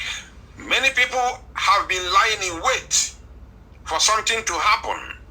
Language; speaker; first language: English; non-native, local second language; Igbo